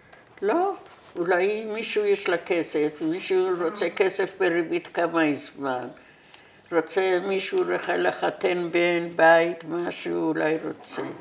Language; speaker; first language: Hebrew; non-native, fluent; Persian